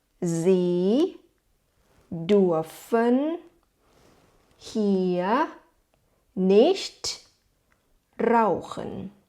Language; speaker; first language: German; non-native, fluent; Thai